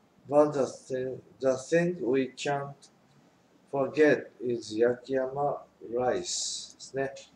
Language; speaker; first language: English; non-native, fluent; Japanese